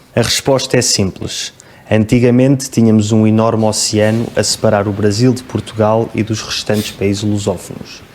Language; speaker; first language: Portuguese; native; Portuguese